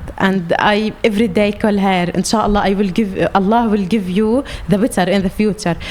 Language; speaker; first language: English; non-native, learner; Arabic